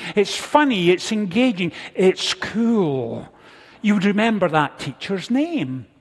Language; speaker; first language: English; native; English